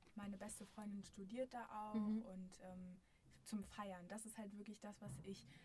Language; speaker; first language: German; native; German